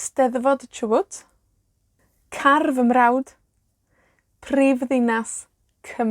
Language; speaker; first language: Welsh; non-native, fluent; Spanish